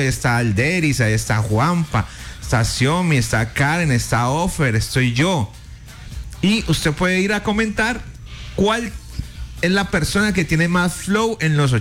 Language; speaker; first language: Spanish; native; Spanish